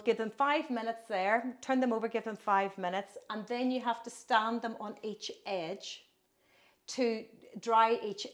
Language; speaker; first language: English; native; English